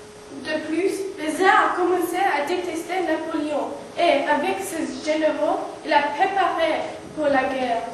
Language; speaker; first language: French; non-native, learner; English